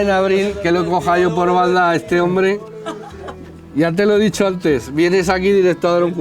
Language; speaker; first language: Spanish; native; Spanish